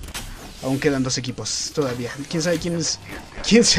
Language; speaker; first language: Spanish; native; Spanish